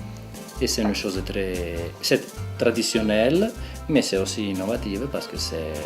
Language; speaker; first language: French; non-native, local second language; Italian